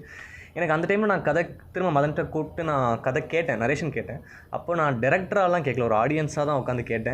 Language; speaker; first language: Tamil; native; Tamil